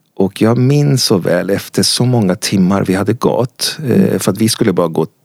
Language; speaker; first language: Swedish; non-native, fluent; Persian